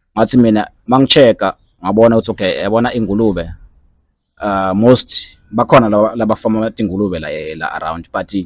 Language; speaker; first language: Zulu; non-native, local second language; Swati